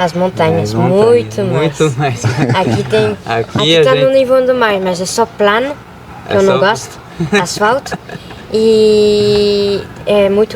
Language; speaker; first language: Portuguese; early bilingual, other home language; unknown